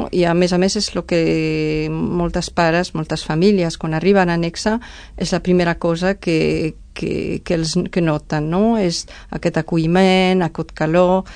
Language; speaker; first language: Catalan; non-native, fluent; Spanish